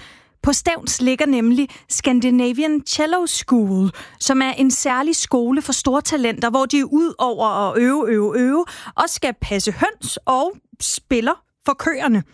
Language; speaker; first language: Danish; native; Danish